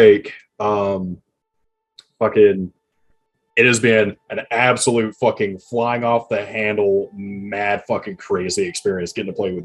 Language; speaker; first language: English; native; English